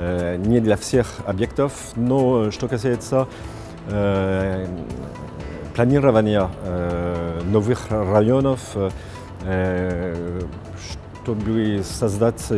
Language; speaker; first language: Russian; non-native, fluent; French